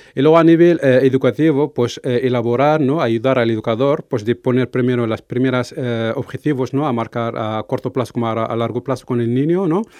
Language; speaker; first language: Spanish; non-native, fluent; Arabic